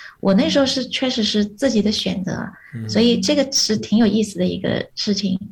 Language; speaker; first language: Chinese; native; Chinese